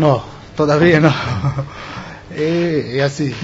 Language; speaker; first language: Spanish; non-native, learner; Arabic